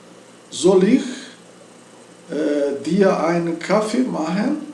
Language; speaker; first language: German; non-native, learner; Portuguese